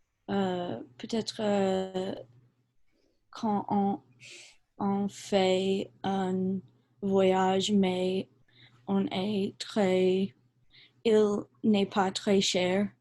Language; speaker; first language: French; non-native, learner; English